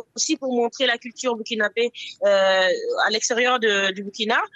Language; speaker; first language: French; non-native, local second language; Mossi